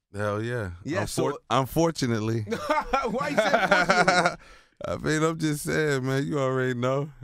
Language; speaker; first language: English; native; English